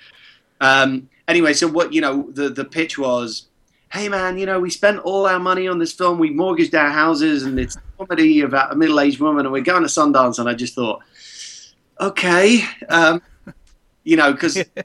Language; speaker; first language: English; early bilingual, other home language; Czech